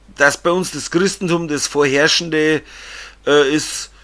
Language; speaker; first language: German; native; German